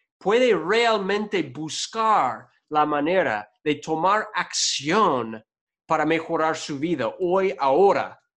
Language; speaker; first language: Spanish; non-native, fluent; English